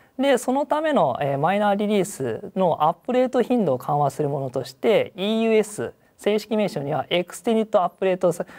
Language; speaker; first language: Japanese; native; Japanese